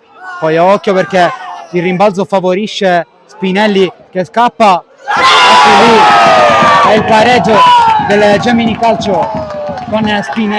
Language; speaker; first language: Italian; native; Italian